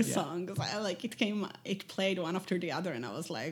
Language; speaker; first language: English; non-native, fluent; Hebrew